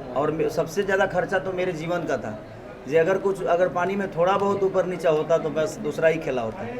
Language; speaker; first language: Hindi; non-native, local second language; Bhojpuri